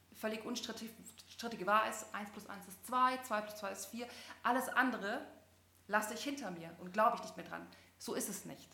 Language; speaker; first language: German; native; German